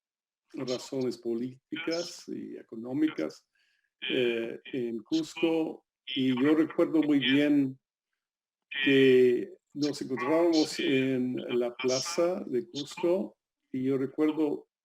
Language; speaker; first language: Spanish; non-native, fluent; English